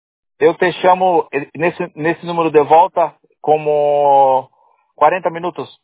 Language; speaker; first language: Spanish; non-native, learner; Portuguese